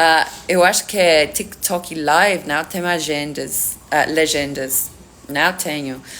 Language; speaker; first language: Portuguese; non-native, learner; English